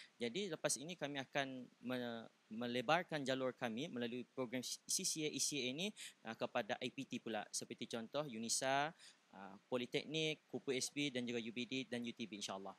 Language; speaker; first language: Malay; native; Malay